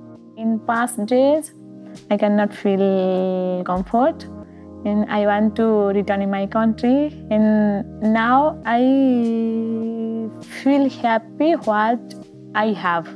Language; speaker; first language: English; non-native, learner; Nepali